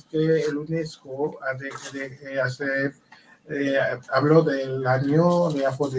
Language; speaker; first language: Spanish; non-native, learner; Haitian Creole